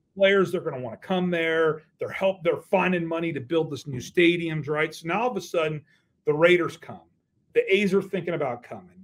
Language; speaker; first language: English; native; English